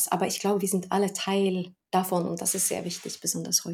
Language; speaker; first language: German; non-native, fluent; Norwegian